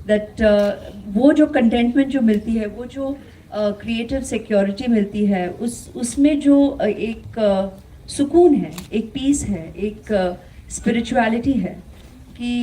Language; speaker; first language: Hindi; non-native, local second language; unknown